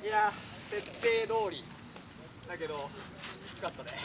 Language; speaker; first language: Japanese; native; Japanese